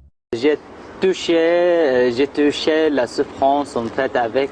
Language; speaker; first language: French; non-native, learner; Arabic